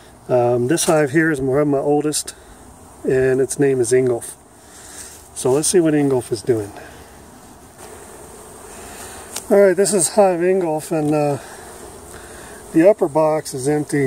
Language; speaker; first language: English; native; English